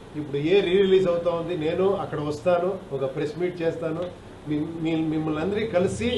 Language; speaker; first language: Telugu; non-native, fluent; Kannada